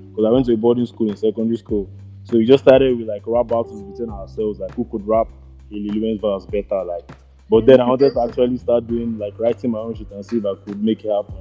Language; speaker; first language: English; non-native, local second language; Yoruba